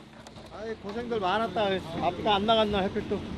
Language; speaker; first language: Korean; native; Korean